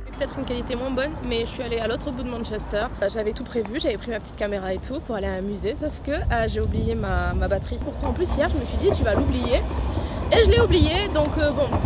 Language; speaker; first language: French; native; French